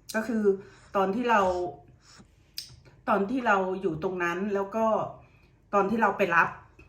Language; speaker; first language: Thai; native; Thai